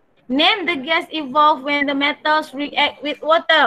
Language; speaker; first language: English; non-native, local second language; Malay